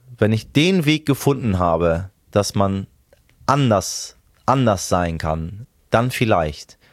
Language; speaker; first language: German; early bilingual, other home language; Persian